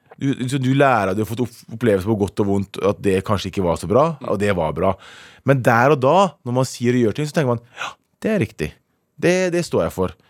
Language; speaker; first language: Norwegian; native; Norwegian